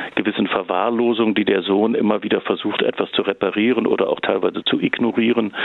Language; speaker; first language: German; native; German